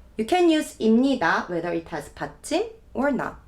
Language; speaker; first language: English; non-native, fluent; Korean